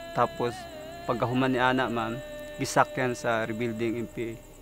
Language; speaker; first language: Cebuano; non-native, local second language; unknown